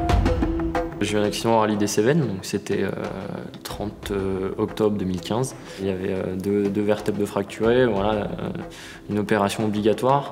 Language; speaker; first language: French; native; French